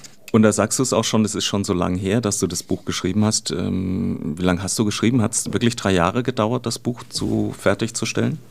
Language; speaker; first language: German; native; German